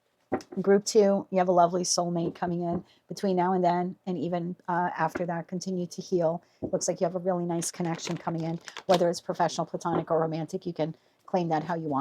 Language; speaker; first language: English; native; English